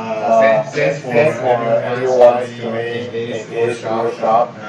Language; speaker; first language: English; non-native, learner; Chinese